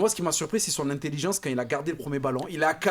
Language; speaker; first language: French; native; French